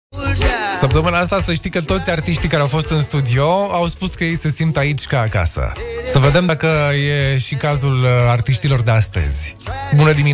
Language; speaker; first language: Romanian; native; Romanian